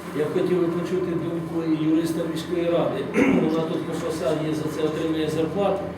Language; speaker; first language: Ukrainian; native; Ukrainian